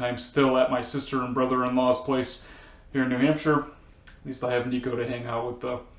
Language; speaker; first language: English; native; English